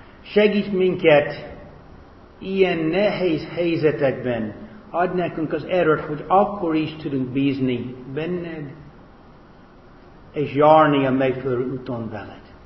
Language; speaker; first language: Hungarian; non-native, fluent; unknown